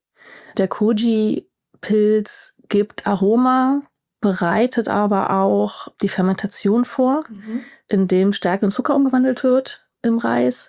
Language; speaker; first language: German; native; German